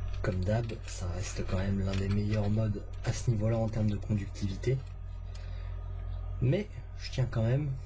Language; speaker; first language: French; native; French